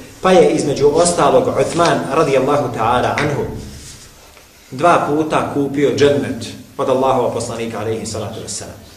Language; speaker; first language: Bosnian; native; Bosnian